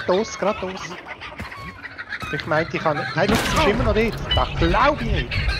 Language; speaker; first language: German; native; German